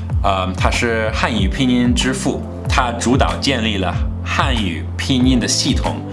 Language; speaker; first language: Chinese; non-native, fluent; English